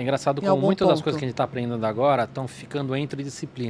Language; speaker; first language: Portuguese; native; Portuguese